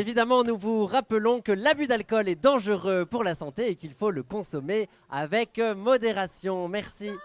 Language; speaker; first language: French; native; French